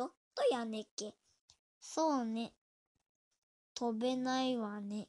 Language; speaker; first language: Japanese; non-native, learner; Indonesian